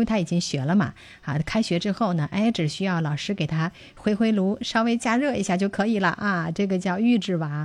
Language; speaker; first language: Chinese; native; Chinese